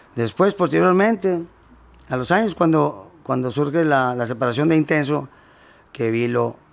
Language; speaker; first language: Spanish; native; Spanish